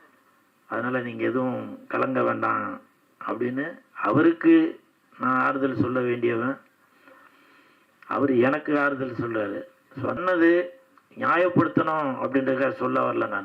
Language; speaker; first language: Tamil; native; Tamil